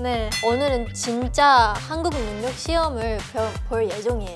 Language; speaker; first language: Korean; non-native, fluent; Japanese